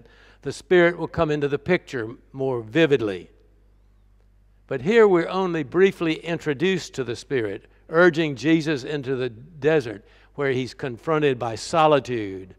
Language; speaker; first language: English; native; English